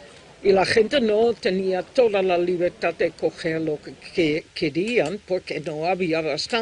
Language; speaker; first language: Spanish; non-native, fluent; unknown